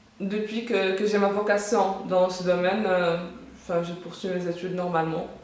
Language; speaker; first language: French; non-native, local second language; Arabic